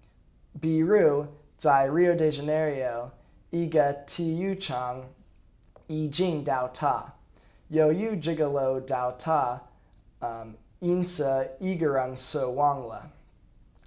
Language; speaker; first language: Chinese; non-native, learner; English